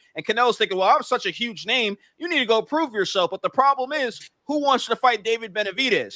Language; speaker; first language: English; native; English